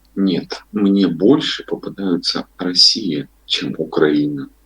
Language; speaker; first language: Russian; native; Russian